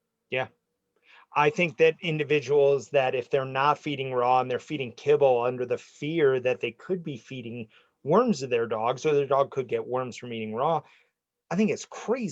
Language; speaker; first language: English; native; English